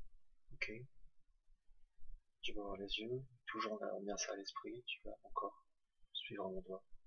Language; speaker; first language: French; native; French